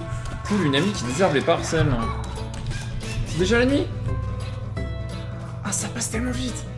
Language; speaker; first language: French; native; French